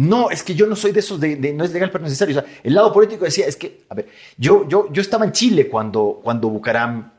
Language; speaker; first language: Spanish; native; Spanish